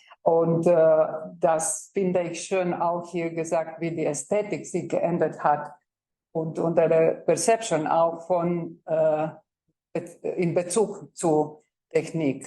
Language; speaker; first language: German; non-native, fluent; Croatian